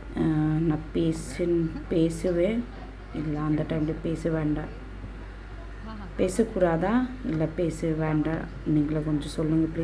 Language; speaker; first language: Tamil; non-native, local second language; Bangla